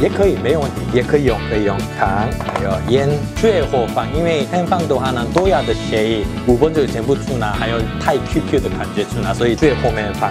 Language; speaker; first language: Chinese; non-native, learner; Korean